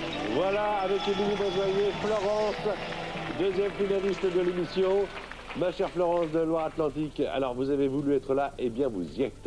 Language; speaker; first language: French; native; French